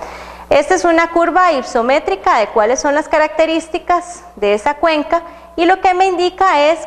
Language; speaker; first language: Spanish; native; Spanish